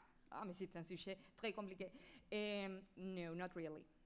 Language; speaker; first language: French; non-native, learner; Spanish